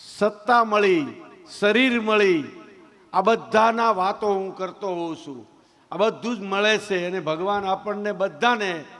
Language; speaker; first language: Gujarati; native; Gujarati